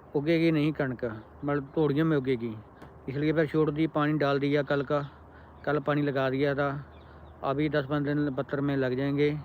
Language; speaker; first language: Hindi; non-native, local second language; Punjabi